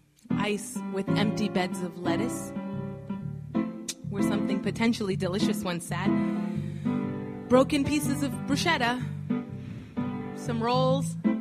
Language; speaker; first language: English; early bilingual, other home language; Spanish